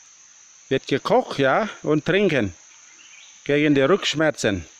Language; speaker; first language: German; non-native, learner; Thai